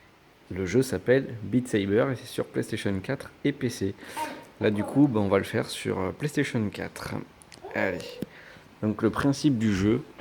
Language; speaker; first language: French; native; French